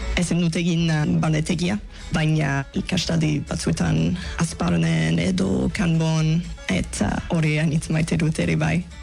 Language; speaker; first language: Basque; non-native, learner; English